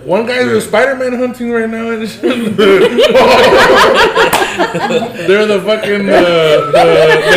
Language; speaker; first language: English; early bilingual, other home language; Spanish